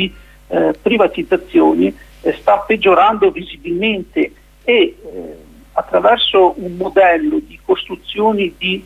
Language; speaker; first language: Italian; native; Italian